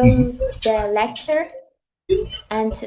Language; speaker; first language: English; non-native, learner; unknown